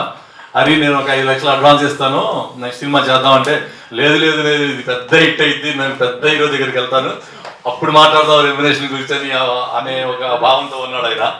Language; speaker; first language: Telugu; native; Telugu